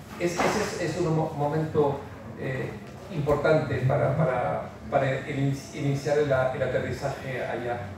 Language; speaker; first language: Spanish; native; Spanish